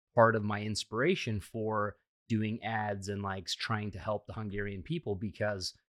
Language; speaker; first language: English; early bilingual, heritage; Hungarian